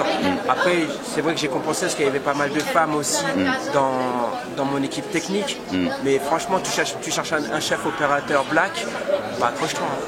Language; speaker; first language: French; native; French